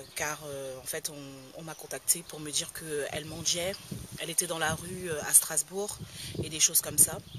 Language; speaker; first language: French; native; French